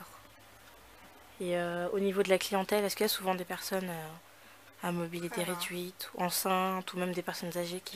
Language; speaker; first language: French; native; French